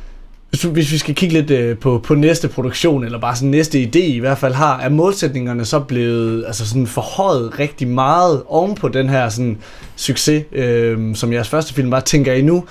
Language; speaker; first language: Danish; native; Danish